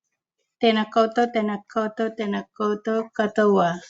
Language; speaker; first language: Māori; non-native, learner; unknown